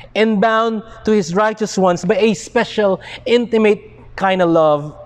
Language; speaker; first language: English; non-native, local second language; Filipino